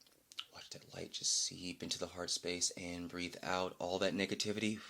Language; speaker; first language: English; native; English